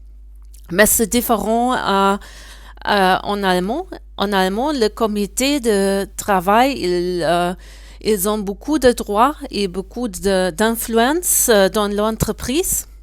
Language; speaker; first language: French; non-native, learner; German